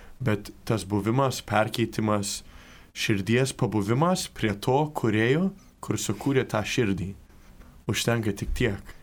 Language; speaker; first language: Lithuanian; early bilingual, heritage; Lithuanian